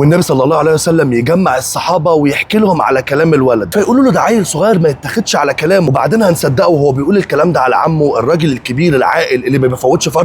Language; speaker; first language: Arabic; native; Arabic